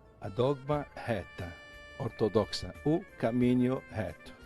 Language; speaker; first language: Portuguese; non-native, fluent; Arabic